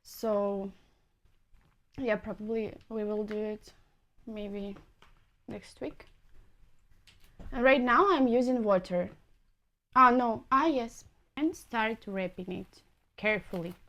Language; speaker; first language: English; non-native, fluent; Russian